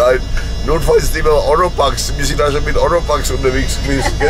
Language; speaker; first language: German; native; German